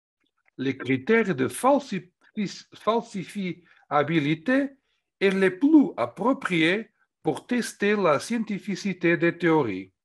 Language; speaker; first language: French; non-native, fluent; Portuguese